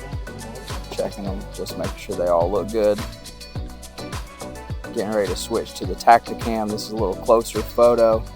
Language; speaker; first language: English; native; English